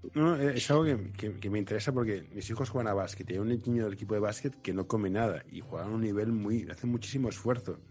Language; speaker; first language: Spanish; native; Spanish